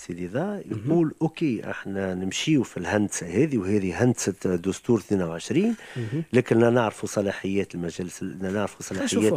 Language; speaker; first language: Arabic; native; Arabic